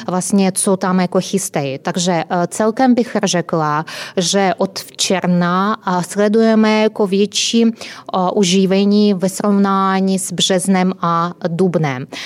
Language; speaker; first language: Czech; non-native, fluent; Ukrainian